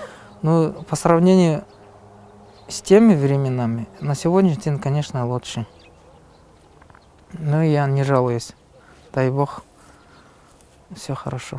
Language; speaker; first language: Russian; non-native, local second language; Kyrgyz